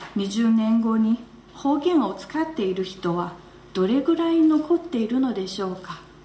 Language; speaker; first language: Japanese; non-native, fluent; Chinese